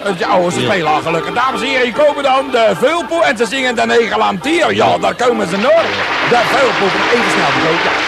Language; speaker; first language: Dutch; native; Dutch